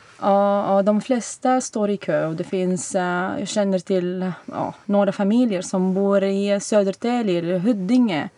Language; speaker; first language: Swedish; non-native, fluent; Arabic